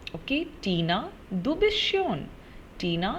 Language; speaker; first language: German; non-native, fluent; Hindi